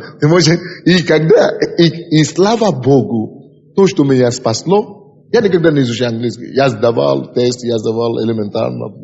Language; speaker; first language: Russian; non-native, fluent; Yoruba